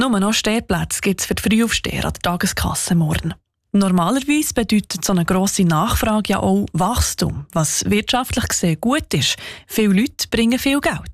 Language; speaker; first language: German; native; German